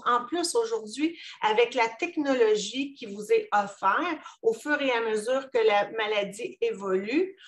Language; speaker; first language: French; native; French